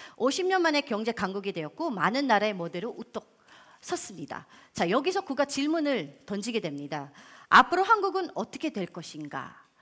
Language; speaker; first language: Korean; non-native, fluent; Filipino